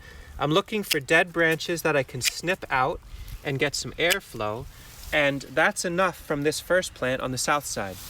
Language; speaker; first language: English; native; English